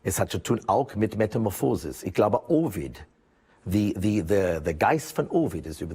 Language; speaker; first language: German; non-native, fluent; English